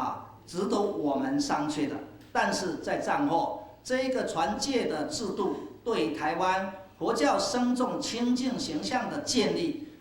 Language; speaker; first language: Chinese; native; Chinese